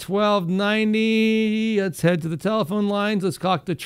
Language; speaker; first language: English; native; English